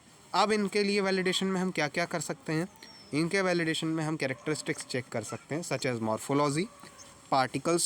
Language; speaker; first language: Hindi; native; Hindi